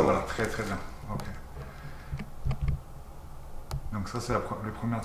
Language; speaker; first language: French; native; French